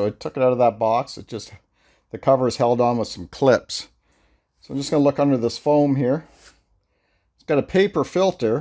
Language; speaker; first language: English; native; English